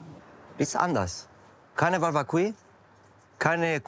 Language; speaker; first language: German; non-native, learner; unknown